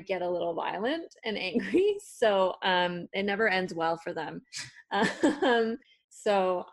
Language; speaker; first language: English; non-native, fluent; Spanish